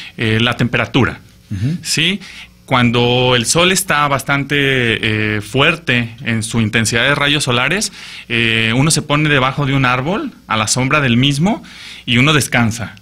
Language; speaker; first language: Spanish; native; Spanish